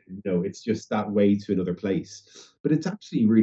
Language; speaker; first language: English; native; English